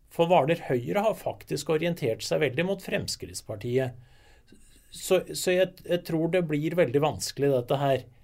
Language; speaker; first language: Norwegian; native; Norwegian